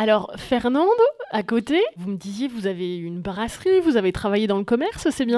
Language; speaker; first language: French; native; French